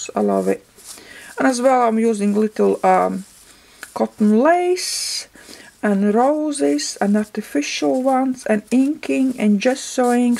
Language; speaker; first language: English; non-native, fluent; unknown